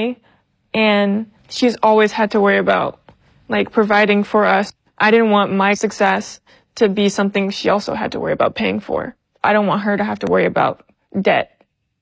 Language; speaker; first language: English; native; English